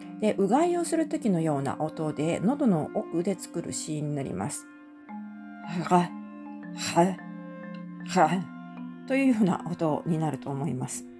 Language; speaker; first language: Japanese; native; Japanese